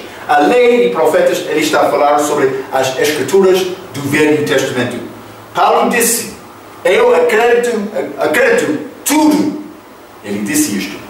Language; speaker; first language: Portuguese; non-native, fluent; English